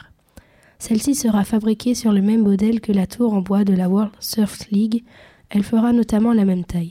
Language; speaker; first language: French; native; French